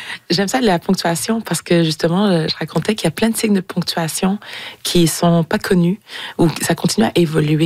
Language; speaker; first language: French; native; French